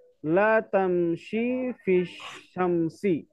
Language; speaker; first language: Arabic; non-native, learner; Indonesian